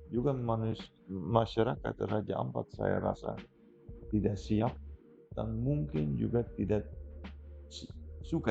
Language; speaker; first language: Indonesian; non-native, fluent; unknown